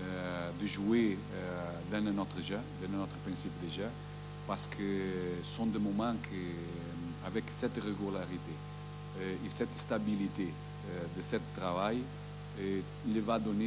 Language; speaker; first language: French; non-native, learner; Portuguese